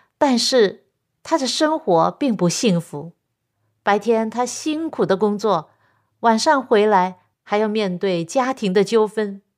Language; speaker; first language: Chinese; non-native, local second language; Cantonese